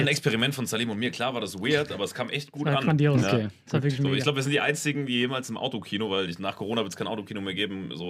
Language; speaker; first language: German; native; German